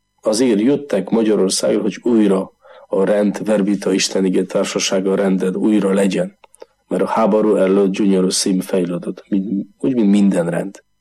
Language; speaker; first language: Hungarian; non-native, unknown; Polish